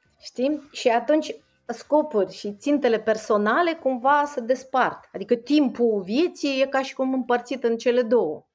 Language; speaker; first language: Romanian; non-native, fluent; Russian